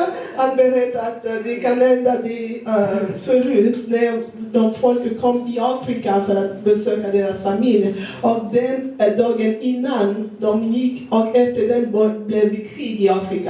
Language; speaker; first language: Swedish; non-native, learner; French